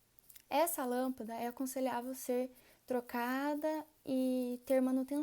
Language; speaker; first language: Portuguese; native; Portuguese